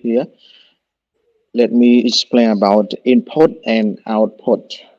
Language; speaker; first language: English; non-native, learner; Khmer